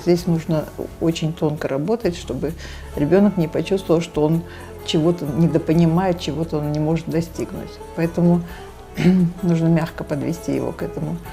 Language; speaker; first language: Russian; native; Russian